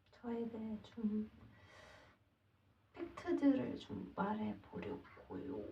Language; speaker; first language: Korean; non-native, learner; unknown